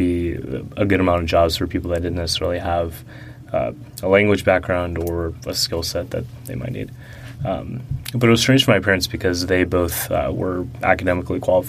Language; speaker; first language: English; early bilingual, other home language; Russian